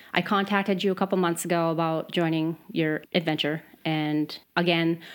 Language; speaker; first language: English; native; English